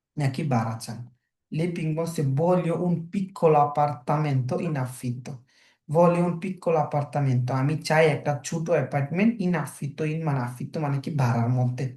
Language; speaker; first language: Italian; non-native, fluent; Bangla